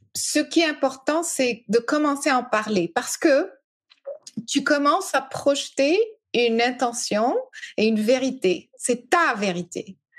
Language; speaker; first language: French; early bilingual, other home language; English